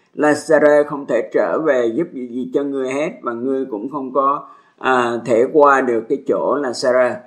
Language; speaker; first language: Vietnamese; native; Vietnamese